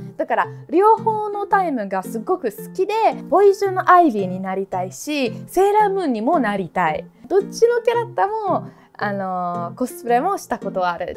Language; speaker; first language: Japanese; non-native, fluent; Italian